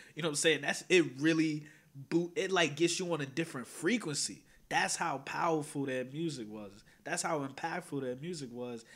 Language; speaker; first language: English; native; English